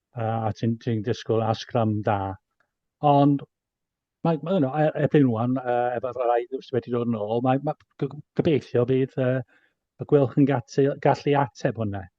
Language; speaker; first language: Welsh; native; Welsh